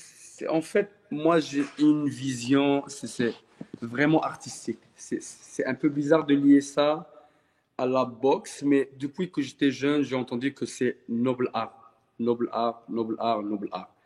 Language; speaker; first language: French; non-native, local second language; Arabic